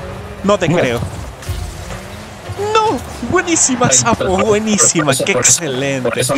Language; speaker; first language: Spanish; native; Spanish